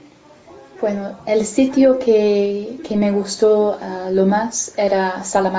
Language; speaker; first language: Spanish; non-native, fluent; English